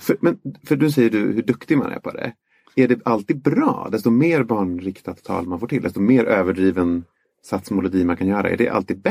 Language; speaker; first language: Swedish; native; Swedish